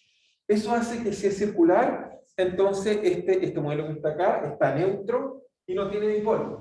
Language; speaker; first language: Spanish; native; Spanish